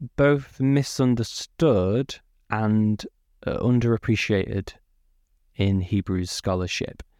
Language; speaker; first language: English; native; English